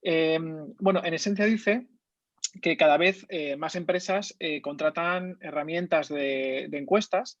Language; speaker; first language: Spanish; native; Spanish